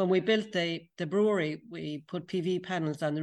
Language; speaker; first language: English; native; English